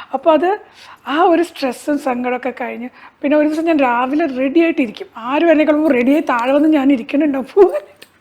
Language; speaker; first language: Malayalam; early bilingual, heritage; Malayalam